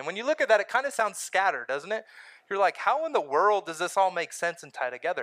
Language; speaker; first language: English; native; English